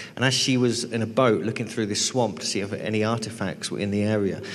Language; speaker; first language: English; native; English